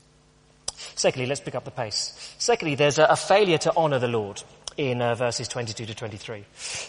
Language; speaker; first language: English; native; English